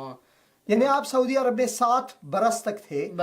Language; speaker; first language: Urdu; non-native, fluent; Persian